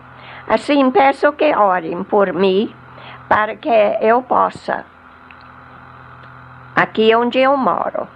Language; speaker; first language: Portuguese; non-native, fluent; English